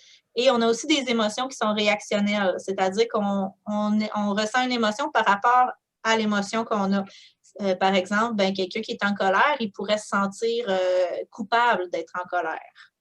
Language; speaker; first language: French; native; French